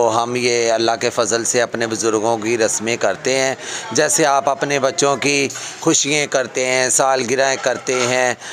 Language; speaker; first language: Urdu; non-native, local second language; Punjabi